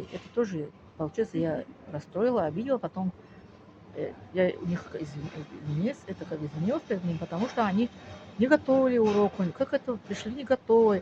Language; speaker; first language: Russian; non-native, local second language; Tajik